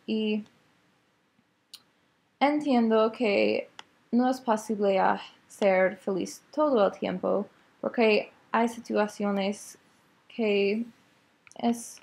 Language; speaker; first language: Spanish; non-native, learner; English